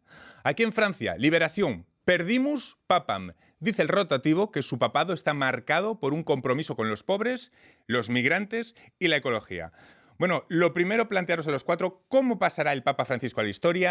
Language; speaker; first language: Spanish; native; Spanish